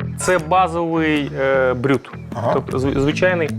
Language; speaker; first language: Ukrainian; native; Ukrainian